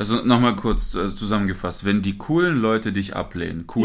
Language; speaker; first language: German; native; German